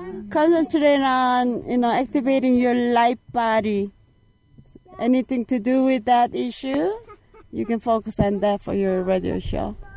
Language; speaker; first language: English; non-native, fluent; Korean